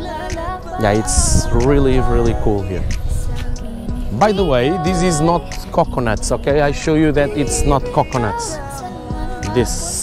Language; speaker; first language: English; non-native, fluent; Portuguese